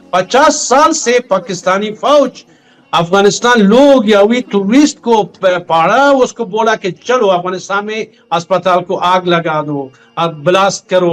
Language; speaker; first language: Hindi; non-native, learner; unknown